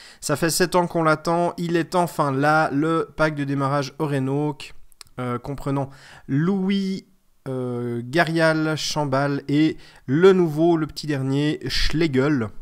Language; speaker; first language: French; native; French